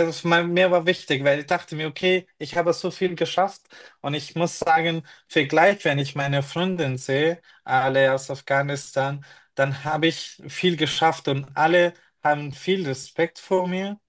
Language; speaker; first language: German; non-native, fluent; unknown